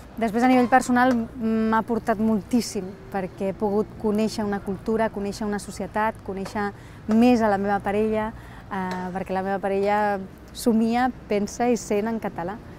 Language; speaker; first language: Catalan; non-native, local second language; Spanish